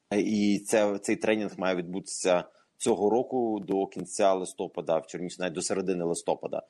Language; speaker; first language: Ukrainian; native; Ukrainian